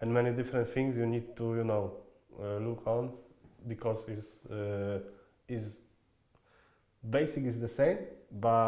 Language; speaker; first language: English; non-native, fluent; Polish